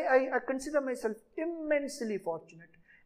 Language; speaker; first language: English; non-native, local second language; Malayalam